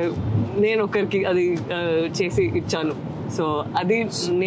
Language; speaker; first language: Telugu; non-native, fluent; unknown